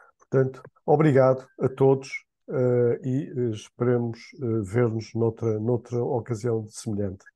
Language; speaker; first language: Portuguese; native; Portuguese